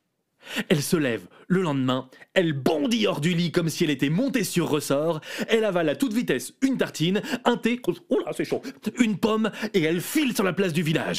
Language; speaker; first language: French; native; French